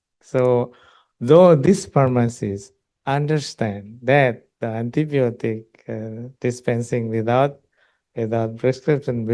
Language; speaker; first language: English; non-native, local second language; Indonesian